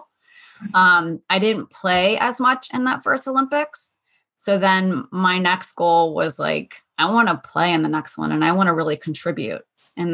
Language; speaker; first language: English; native; English